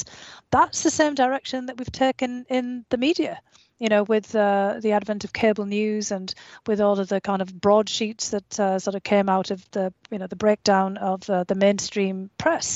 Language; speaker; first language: English; native; English